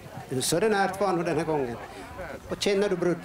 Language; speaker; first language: Swedish; native; Swedish